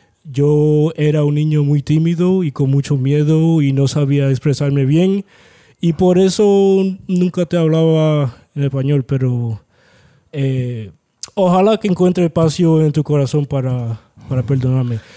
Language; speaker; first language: Spanish; early bilingual, heritage; Spanish